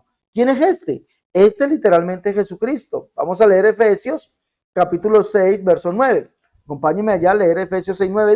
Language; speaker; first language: Spanish; native; Spanish